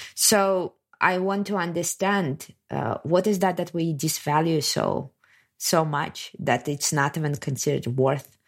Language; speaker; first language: English; non-native, fluent; Kazakh